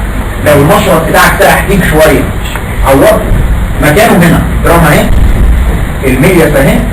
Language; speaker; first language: Arabic; native; Arabic